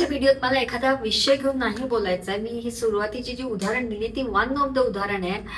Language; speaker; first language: Marathi; non-native, local second language; Urdu